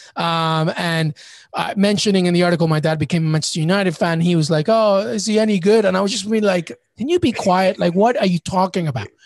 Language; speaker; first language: English; early bilingual, other home language; Spanish